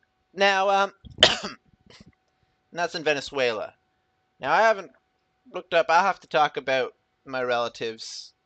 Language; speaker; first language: English; native; English